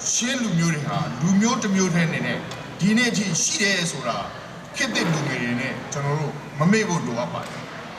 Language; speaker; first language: Burmese; non-native, local second language; Hakha Chin